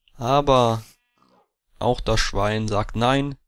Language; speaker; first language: German; native; German